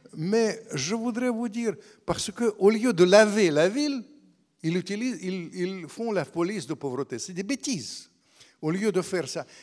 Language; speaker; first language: French; non-native, fluent; Russian